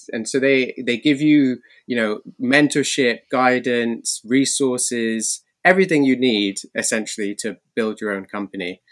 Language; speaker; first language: English; native; English